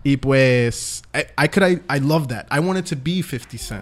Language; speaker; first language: English; non-native, local second language; Spanish